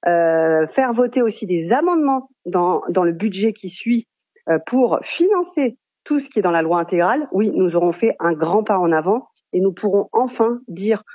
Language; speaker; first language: French; native; French